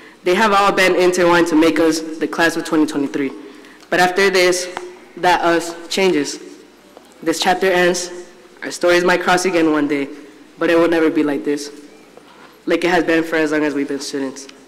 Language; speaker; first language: English; early bilingual, other home language; Spanish